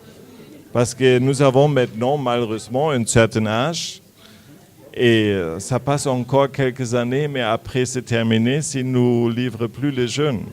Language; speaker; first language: French; non-native, learner; German